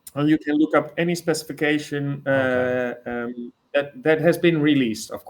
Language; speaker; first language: English; non-native, fluent; Dutch